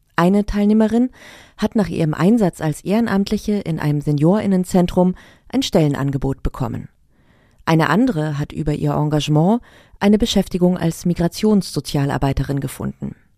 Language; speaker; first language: German; native; German